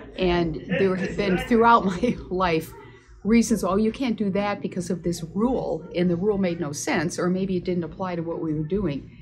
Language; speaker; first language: English; native; English